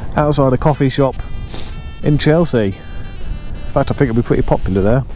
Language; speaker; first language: English; native; English